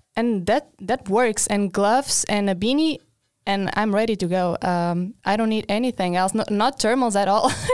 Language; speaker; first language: English; non-native, fluent; Portuguese